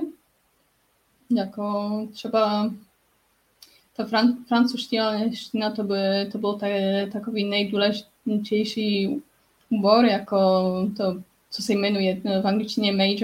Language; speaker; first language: Czech; non-native, learner; Polish